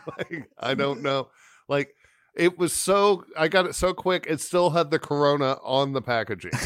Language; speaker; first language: English; native; English